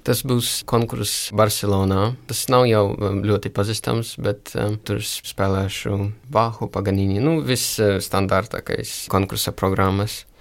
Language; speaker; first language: Latvian; early bilingual, other home language; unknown